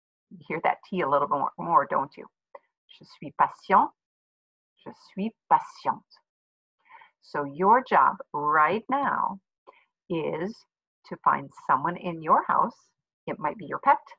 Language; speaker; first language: English; native; English